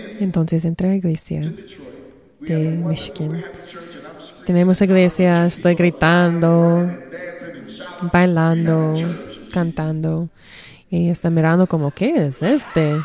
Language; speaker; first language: Spanish; non-native, learner; English